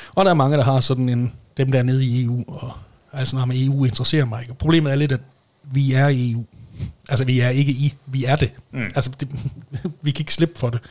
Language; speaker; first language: Danish; native; Danish